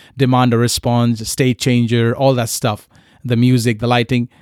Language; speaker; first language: English; non-native, local second language; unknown